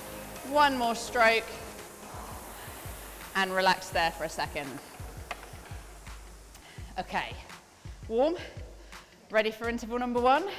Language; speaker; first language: English; native; English